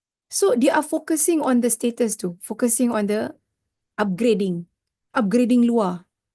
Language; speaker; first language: English; non-native, local second language; Malay